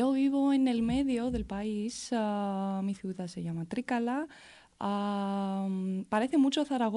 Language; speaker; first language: Spanish; non-native, fluent; Greek